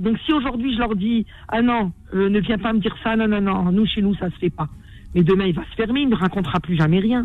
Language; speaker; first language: French; non-native, local second language; Arabic